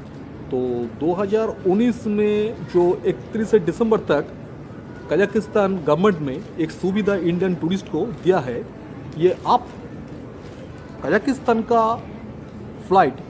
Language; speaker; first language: Hindi; non-native, local second language; Bangla